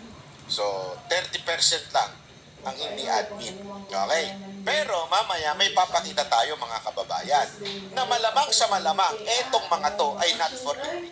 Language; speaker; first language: Filipino; non-native, local second language; Cebuano